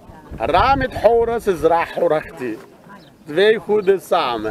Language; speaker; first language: Dutch; non-native, learner; Arabic